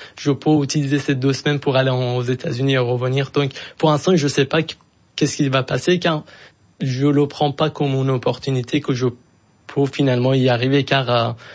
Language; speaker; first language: French; non-native, fluent; Persian